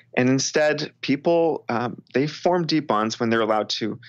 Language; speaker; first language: English; native; English